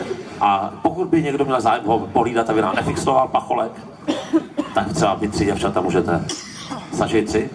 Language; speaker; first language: Czech; native; Czech